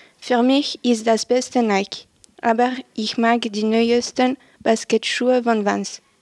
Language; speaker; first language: German; non-native, local second language; French